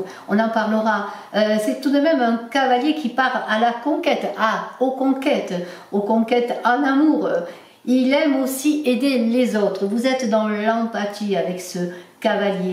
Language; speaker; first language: French; native; French